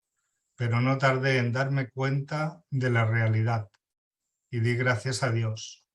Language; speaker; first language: Spanish; native; Spanish